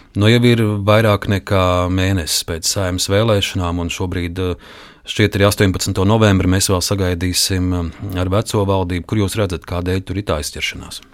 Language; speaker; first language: Latvian; native; Latvian